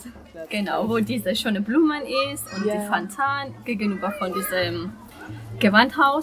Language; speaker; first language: German; non-native, learner; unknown